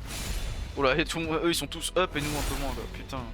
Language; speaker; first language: French; native; French